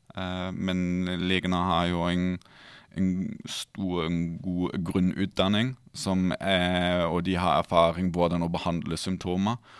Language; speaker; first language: Norwegian; non-native, fluent; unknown